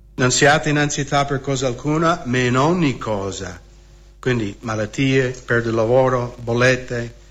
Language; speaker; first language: Italian; non-native, fluent; English